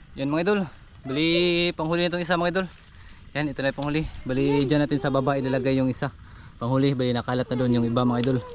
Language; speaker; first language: Filipino; non-native, local second language; Cebuano